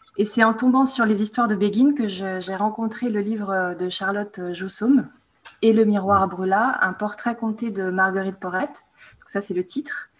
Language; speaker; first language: French; native; French